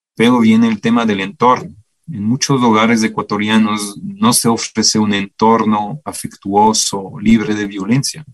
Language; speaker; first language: Spanish; non-native, fluent; French